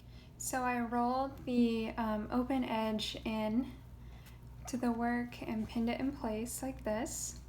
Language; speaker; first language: English; native; English